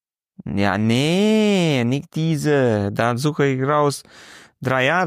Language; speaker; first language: German; non-native, learner; Romanian